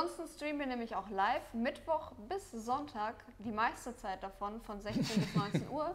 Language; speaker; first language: German; native; German